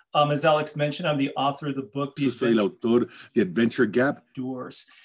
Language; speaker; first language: English; native; English